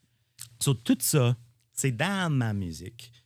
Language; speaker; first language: French; non-native, learner; English